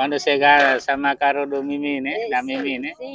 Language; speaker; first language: Portuguese; non-native, learner; Vietnamese